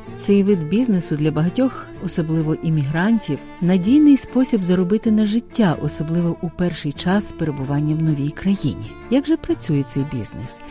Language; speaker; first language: Ukrainian; native; Ukrainian